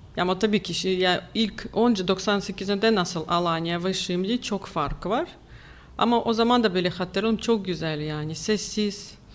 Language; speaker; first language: Turkish; non-native, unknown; Ukrainian